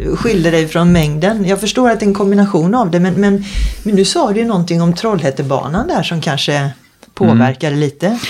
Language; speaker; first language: Swedish; native; Swedish